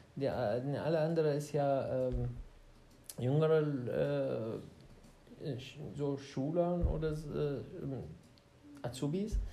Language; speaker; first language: German; non-native, learner; Arabic